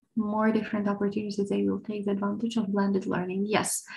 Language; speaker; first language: English; non-native, fluent; Ukrainian